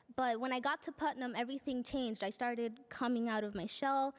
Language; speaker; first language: English; non-native, fluent; Spanish